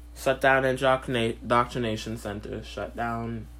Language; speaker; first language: English; native; English